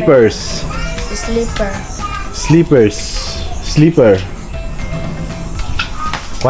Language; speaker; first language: Spanish; non-native, learner; Filipino